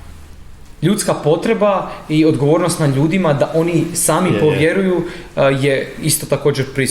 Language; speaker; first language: Croatian; native; Croatian